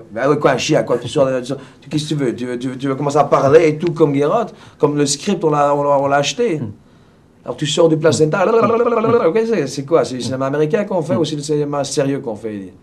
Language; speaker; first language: French; native; French